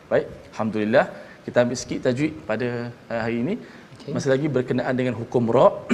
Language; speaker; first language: Malay; native; Malay